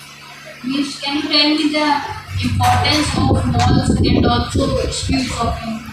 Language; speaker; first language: English; non-native, learner; Hindi